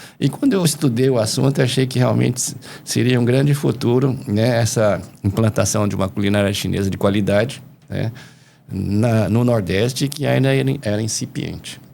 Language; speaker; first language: Portuguese; early bilingual, other home language; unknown